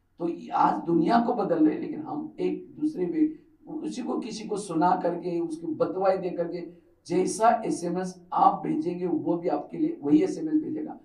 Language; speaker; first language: Hindi; non-native, local second language; Marathi